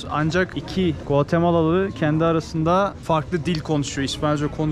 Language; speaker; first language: Turkish; native; Turkish